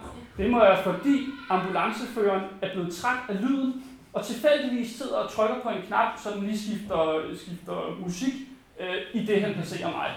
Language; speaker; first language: Danish; native; Danish